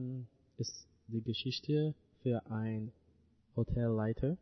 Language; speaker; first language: German; non-native, learner; English